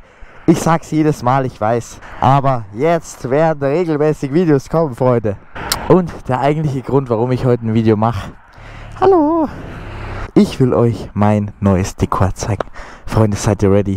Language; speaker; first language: German; native; German